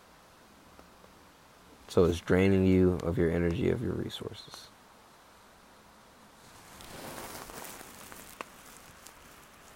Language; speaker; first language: English; native; English